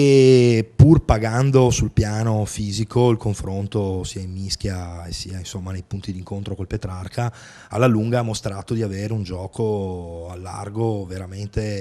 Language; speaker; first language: Italian; native; Italian